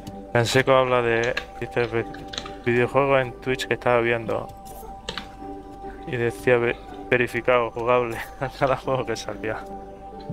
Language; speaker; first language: Spanish; native; Spanish